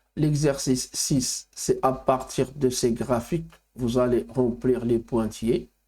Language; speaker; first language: French; non-native, local second language; Arabic